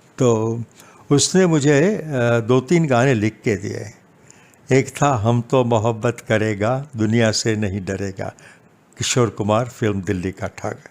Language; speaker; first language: Hindi; non-native, local second language; Gujarati